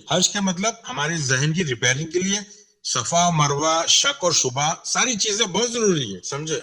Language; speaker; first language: Urdu; non-native, local second language; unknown